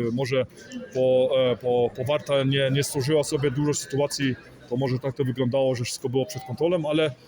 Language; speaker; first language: Polish; early bilingual, heritage; Polish